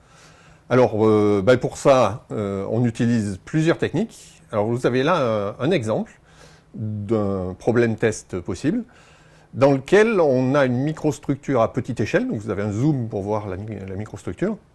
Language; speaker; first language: French; native; French